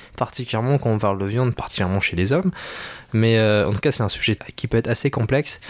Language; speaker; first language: French; native; French